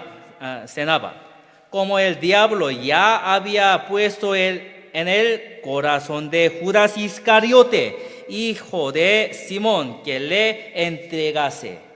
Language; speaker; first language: Spanish; non-native, learner; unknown